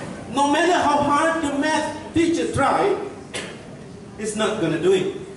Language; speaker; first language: English; non-native, fluent; Indonesian